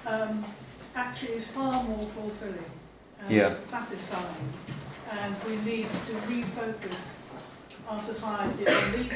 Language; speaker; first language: English; native; English